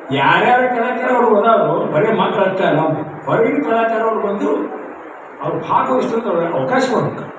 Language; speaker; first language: Kannada; native; Kannada